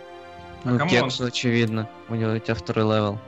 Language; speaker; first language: Russian; native; Russian